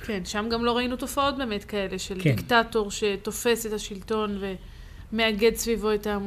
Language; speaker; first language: Hebrew; native; Hebrew